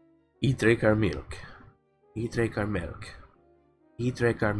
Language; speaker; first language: Danish; non-native, learner; English